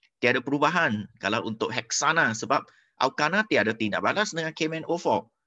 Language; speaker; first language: Malay; non-native, local second language; Chinese